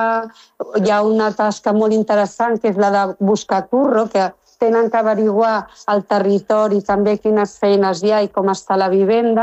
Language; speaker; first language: Catalan; non-native, local second language; Spanish